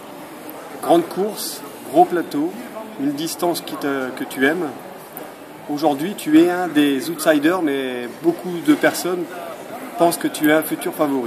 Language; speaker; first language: French; native; French